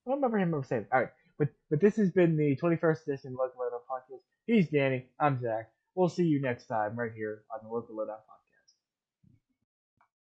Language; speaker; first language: English; native; English